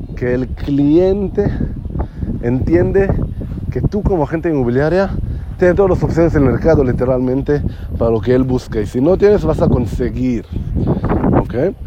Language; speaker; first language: Spanish; non-native, learner; Hebrew